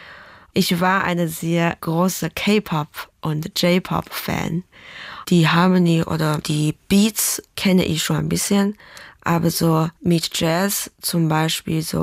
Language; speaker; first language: German; non-native, learner; Chinese